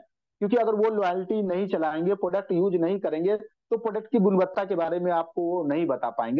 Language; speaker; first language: Hindi; native; Hindi